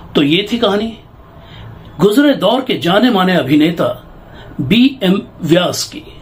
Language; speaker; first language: Hindi; native; Hindi